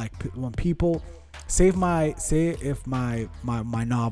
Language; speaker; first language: English; early bilingual, other home language; Portuguese